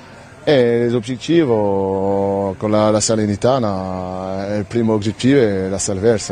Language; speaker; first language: Italian; non-native, learner; French